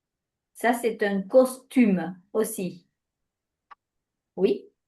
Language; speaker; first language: French; non-native, fluent; Spanish